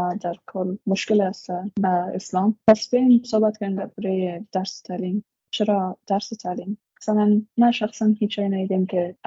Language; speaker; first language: Persian; native; Persian